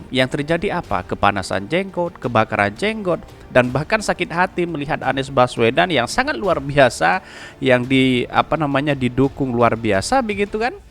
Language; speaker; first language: Indonesian; non-native, local second language; Madurese